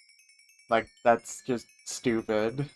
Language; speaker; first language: English; native; English